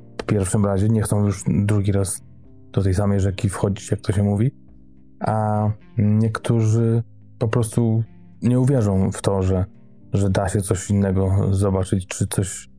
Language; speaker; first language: Polish; native; Polish